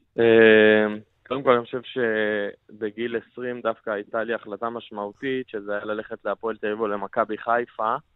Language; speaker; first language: Hebrew; native; Hebrew